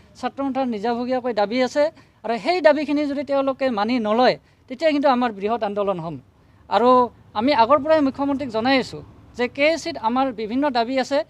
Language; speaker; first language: Assamese; native; Assamese